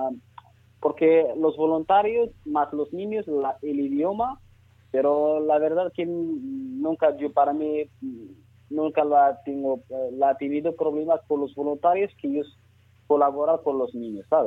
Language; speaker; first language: Spanish; non-native, learner; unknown